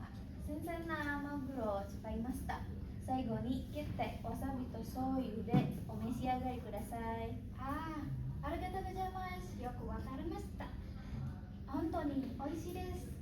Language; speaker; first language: Japanese; non-native, learner; Indonesian